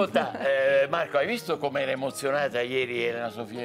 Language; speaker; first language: Italian; native; Italian